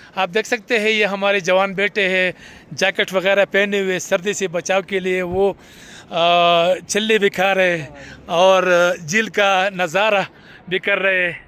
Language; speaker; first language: Urdu; non-native, local second language; Pashto